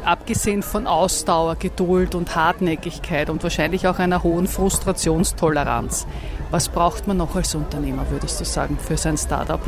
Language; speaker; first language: German; native; German